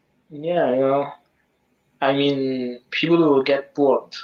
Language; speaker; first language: English; non-native, fluent; Arabic